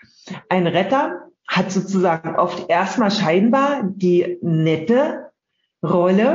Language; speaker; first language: German; native; German